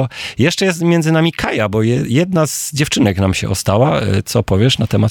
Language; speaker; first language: Polish; native; Polish